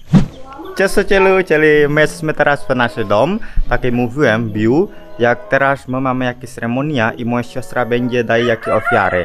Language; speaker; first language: Polish; non-native, learner; Balinese